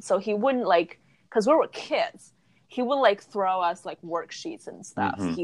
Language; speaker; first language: English; non-native, fluent; Chinese